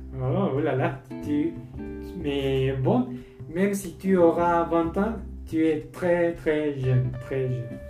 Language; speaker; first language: French; non-native, learner; Spanish